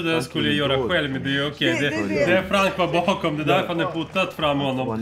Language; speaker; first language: Swedish; non-native, learner; Russian